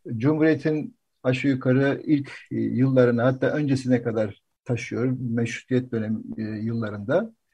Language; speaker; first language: Turkish; native; Turkish